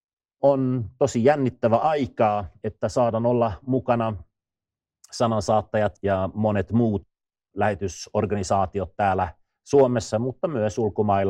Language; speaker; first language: Finnish; non-native, fluent; Swedish